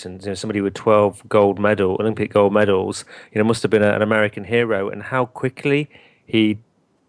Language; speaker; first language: English; native; English